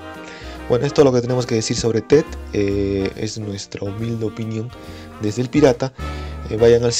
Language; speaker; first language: Spanish; native; Spanish